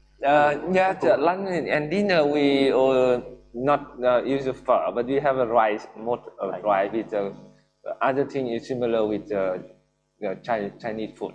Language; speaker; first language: English; non-native, learner; Vietnamese